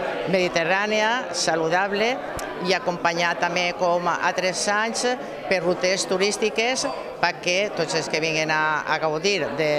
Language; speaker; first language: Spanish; non-native, local second language; Catalan